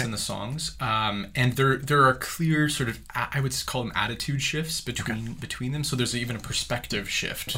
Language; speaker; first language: English; native; English